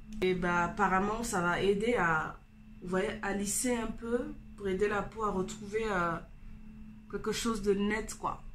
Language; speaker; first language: French; native; French